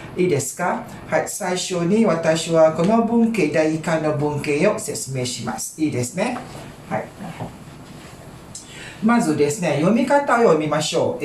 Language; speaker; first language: Japanese; non-native, fluent; Malay